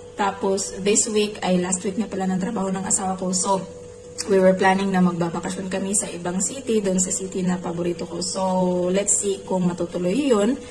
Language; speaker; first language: Filipino; non-native, local second language; Cebuano